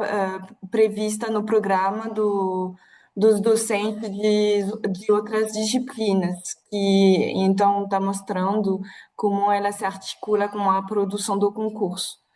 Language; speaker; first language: Portuguese; non-native, fluent; French